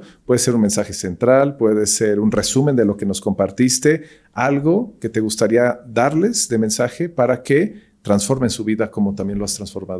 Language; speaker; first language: Spanish; native; Spanish